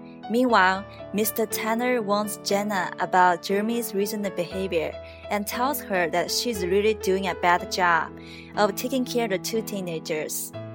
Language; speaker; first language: English; non-native, fluent; Chinese